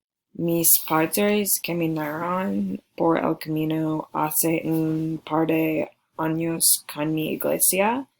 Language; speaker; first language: Spanish; non-native, learner; English